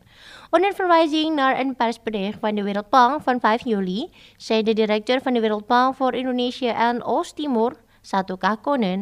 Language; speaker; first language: Dutch; non-native, fluent; Indonesian